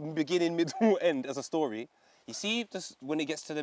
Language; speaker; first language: English; native; English